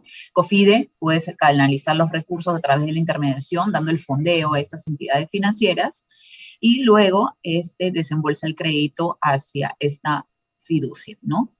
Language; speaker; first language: Spanish; native; Spanish